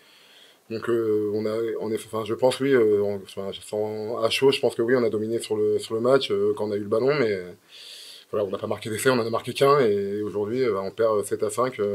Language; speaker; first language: French; native; French